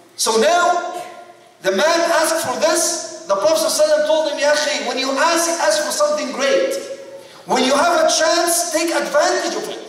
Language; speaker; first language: English; non-native, fluent; Arabic